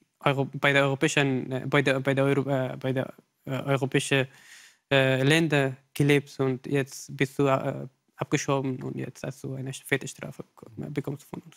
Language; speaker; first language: German; non-native, learner; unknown